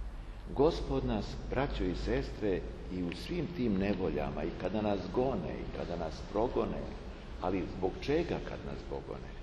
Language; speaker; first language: Serbian; native; Serbian